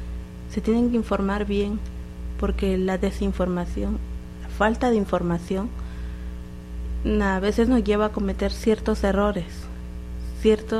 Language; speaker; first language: Spanish; native; Spanish